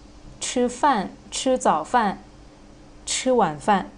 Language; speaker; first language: Chinese; non-native, fluent; Thai